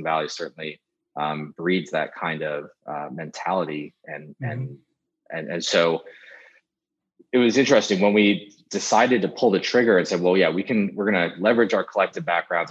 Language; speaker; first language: English; native; English